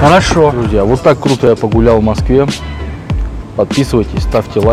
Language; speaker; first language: Russian; native; Russian